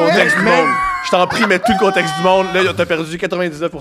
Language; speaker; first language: French; native; French